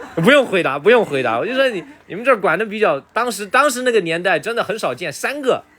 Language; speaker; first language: Chinese; early bilingual, other home language; English